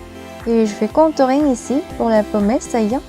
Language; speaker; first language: French; non-native, learner; Korean